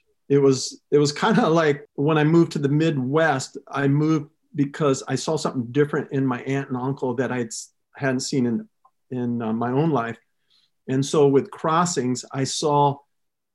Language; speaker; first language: English; native; English